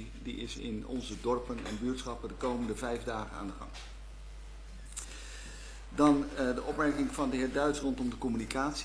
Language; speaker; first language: Dutch; native; Dutch